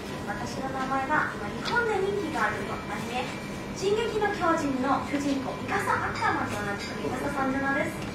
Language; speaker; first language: Japanese; non-native, fluent; Bangla